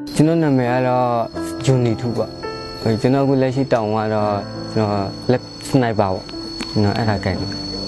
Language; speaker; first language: Burmese; non-native, local second language; S'gaw Karen